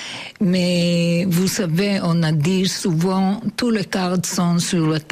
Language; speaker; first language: French; non-native, learner; Hebrew